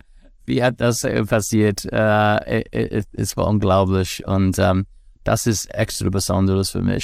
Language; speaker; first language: German; non-native, learner; English